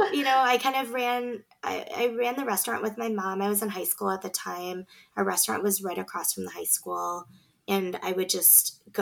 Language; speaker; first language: English; native; English